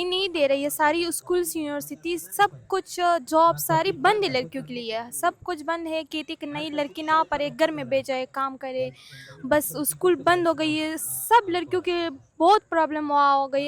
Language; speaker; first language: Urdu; non-native, learner; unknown